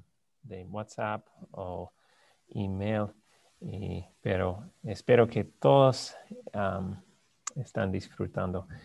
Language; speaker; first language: Spanish; non-native, fluent; English